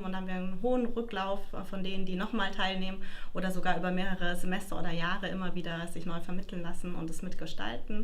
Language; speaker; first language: German; native; German